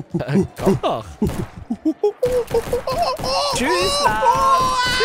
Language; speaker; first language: German; native; German